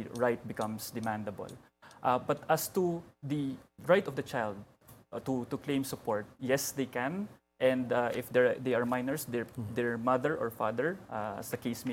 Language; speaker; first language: English; non-native, local second language; Hiligaynon